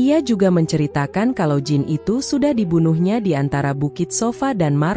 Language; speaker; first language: Indonesian; native; Indonesian